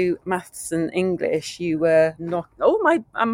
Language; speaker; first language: English; native; English